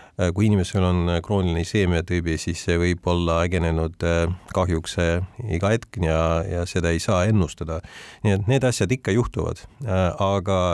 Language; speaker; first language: Estonian; non-native, local second language; Russian